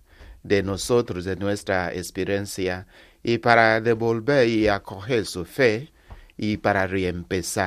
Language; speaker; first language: Spanish; non-native, learner; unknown